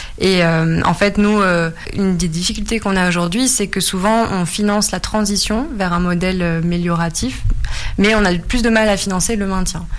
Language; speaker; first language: French; native; French